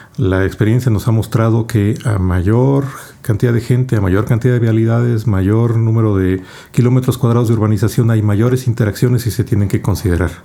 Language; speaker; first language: Spanish; native; Spanish